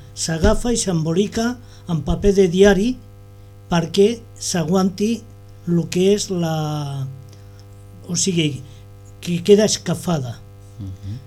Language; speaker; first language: Catalan; non-native, local second language; Spanish